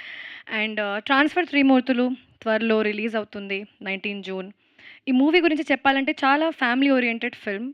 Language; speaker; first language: Telugu; non-native, fluent; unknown